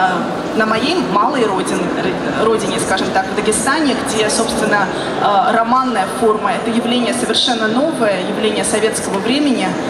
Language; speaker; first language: Russian; native; Russian